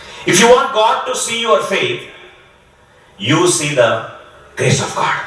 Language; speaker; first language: English; non-native, local second language; Telugu